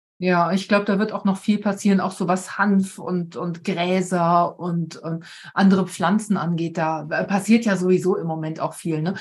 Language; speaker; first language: German; native; German